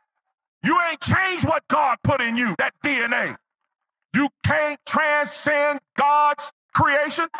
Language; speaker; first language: English; native; English